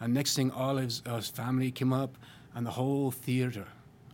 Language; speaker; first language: English; native; English